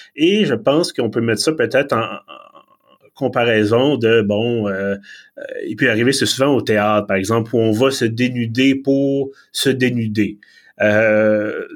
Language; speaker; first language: French; native; French